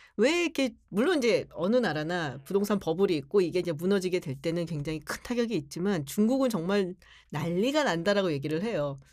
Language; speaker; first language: Korean; native; Korean